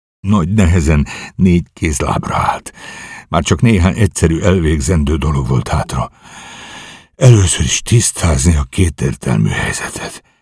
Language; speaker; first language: Hungarian; native; Hungarian